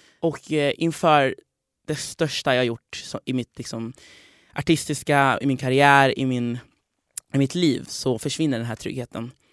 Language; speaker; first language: Swedish; non-native, fluent; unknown